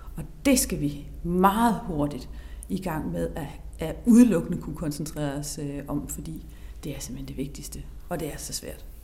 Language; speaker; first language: Danish; native; Danish